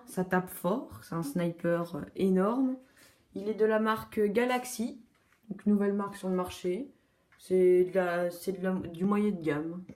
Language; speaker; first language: French; native; French